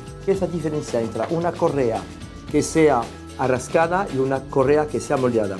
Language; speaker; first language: Spanish; non-native, fluent; French